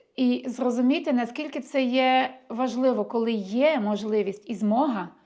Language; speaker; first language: Ukrainian; early bilingual, heritage; Ukrainian